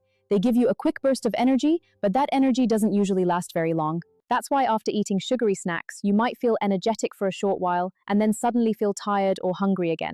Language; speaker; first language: English; non-native, fluent; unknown